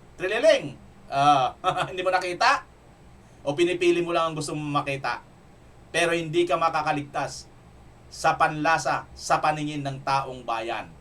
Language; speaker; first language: Filipino; non-native, local second language; Cebuano